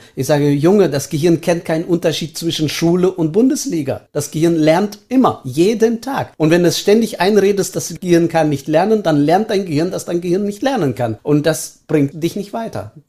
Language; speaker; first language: German; early bilingual, heritage; Estonian